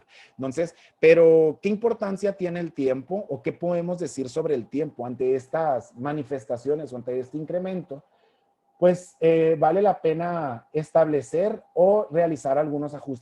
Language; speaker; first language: Spanish; native; Spanish